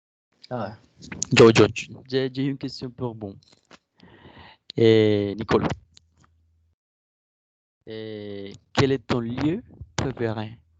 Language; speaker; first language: French; non-native, fluent; Spanish